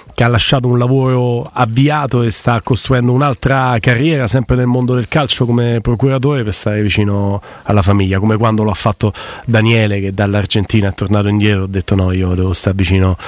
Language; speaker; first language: Italian; native; Italian